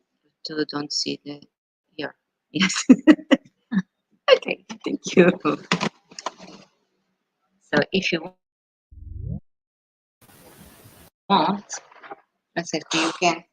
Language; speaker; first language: English; non-native, fluent; Portuguese